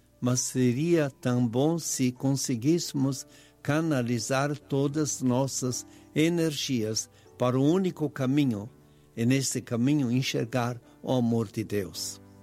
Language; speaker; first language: Portuguese; non-native, fluent; Italian